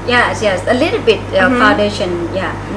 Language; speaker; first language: English; non-native, learner; Thai